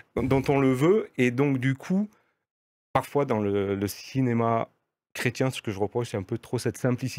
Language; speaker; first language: French; native; French